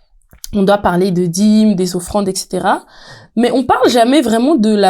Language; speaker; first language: French; native; French